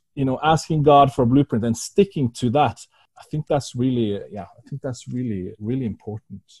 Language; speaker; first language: English; non-native, fluent; Norwegian